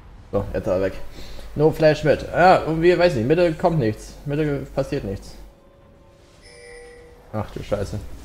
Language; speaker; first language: German; native; German